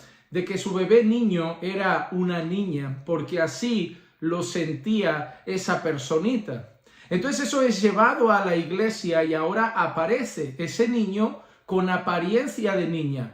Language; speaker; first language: Spanish; native; Spanish